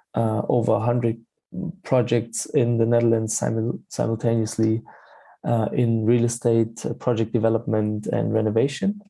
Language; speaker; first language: English; non-native, fluent; German